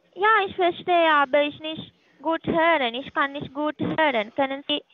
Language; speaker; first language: German; non-native, learner; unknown